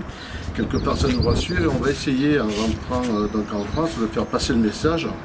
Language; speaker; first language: French; native; French